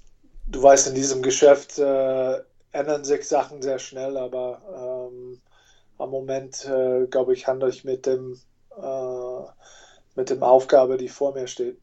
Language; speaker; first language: German; non-native, fluent; English